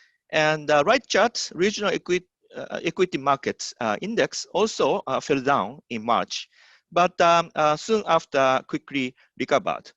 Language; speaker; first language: English; non-native, fluent; Japanese